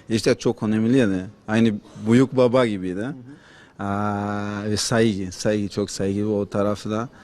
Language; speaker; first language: Turkish; non-native, learner; Portuguese